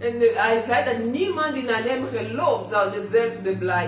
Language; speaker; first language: Dutch; non-native, learner; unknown